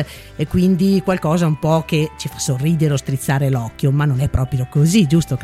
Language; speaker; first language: Italian; native; Italian